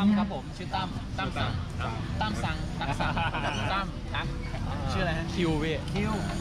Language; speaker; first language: Thai; native; Thai